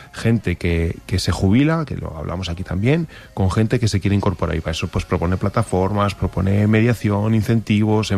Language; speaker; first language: Spanish; native; Spanish